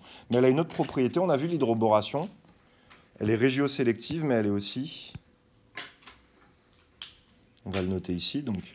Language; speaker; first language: French; native; French